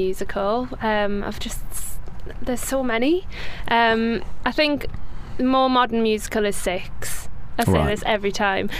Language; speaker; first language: English; native; English